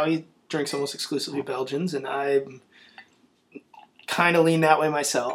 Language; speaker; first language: English; native; English